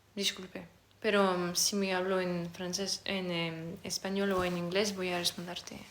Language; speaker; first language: Spanish; non-native, learner; French